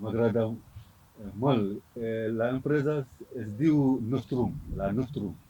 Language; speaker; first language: Catalan; non-native, learner; Fula